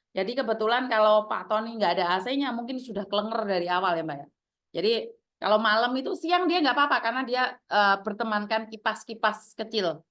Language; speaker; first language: Indonesian; non-native, local second language; Javanese